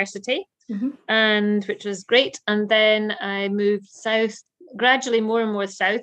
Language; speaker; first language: English; native; English